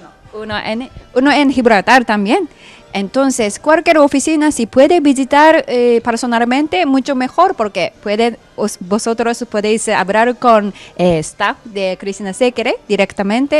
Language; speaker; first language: Spanish; non-native, fluent; Japanese